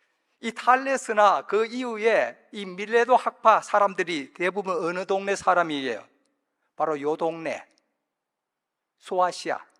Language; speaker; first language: Korean; native; Korean